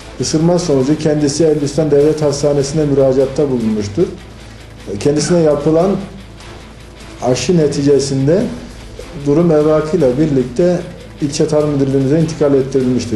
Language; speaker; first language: Turkish; native; Turkish